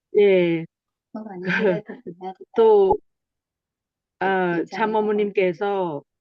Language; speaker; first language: Korean; non-native, learner; Thai